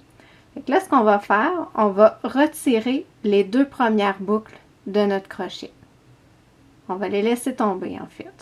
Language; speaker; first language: French; native; French